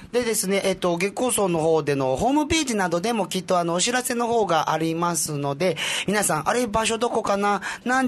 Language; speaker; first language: Japanese; native; Japanese